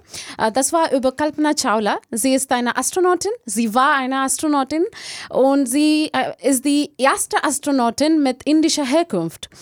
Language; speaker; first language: German; non-native, learner; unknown